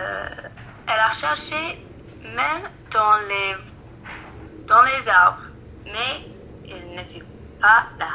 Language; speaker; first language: French; non-native, learner; English